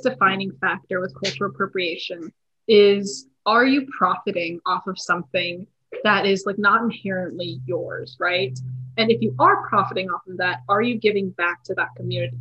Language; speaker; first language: English; native; English